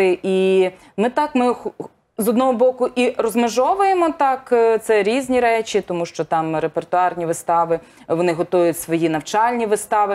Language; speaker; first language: Ukrainian; native; Ukrainian